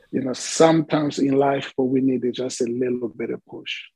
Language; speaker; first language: English; non-native, fluent; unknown